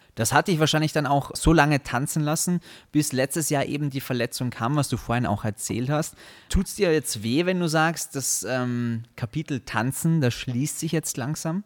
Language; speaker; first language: German; native; German